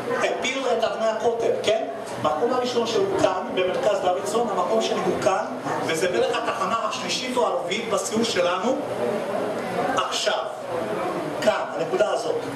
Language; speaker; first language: Hebrew; non-native, fluent; Russian